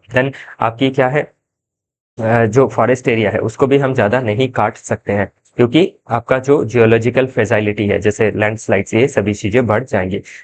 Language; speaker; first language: Hindi; non-native, local second language; Assamese